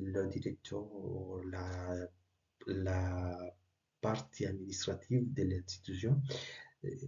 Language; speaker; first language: French; non-native, learner; Spanish